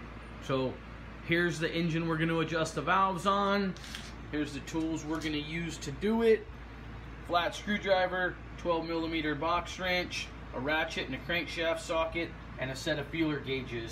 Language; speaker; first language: English; native; English